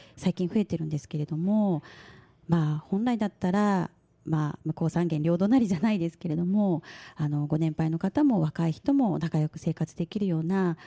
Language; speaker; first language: Japanese; native; Japanese